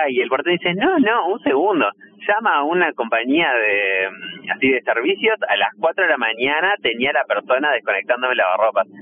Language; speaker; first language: Spanish; native; Spanish